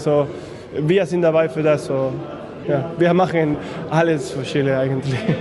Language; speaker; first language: German; non-native, fluent; Spanish